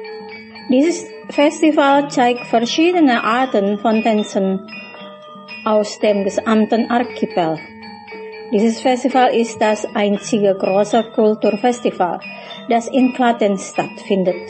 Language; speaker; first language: German; non-native, fluent; Indonesian